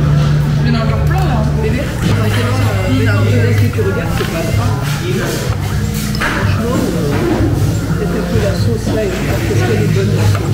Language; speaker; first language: French; native; French